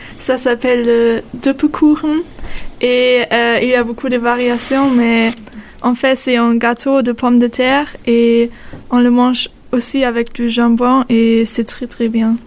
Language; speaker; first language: French; non-native, fluent; German